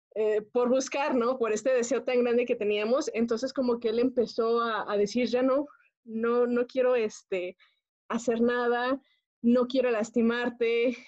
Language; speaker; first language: Spanish; native; Spanish